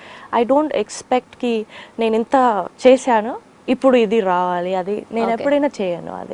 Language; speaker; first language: Telugu; non-native, learner; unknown